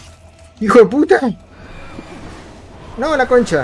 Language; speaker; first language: Spanish; native; Spanish